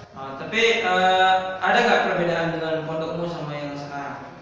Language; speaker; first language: Indonesian; native; Indonesian